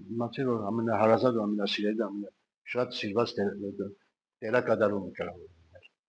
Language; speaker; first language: Armenian; native; Armenian